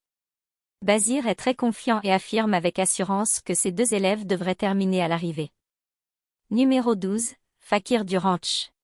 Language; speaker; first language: French; native; French